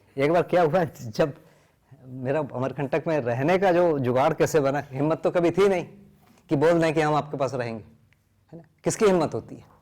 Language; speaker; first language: Hindi; non-native, local second language; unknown